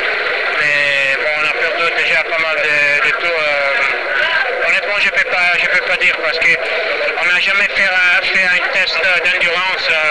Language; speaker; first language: French; non-native, fluent; Italian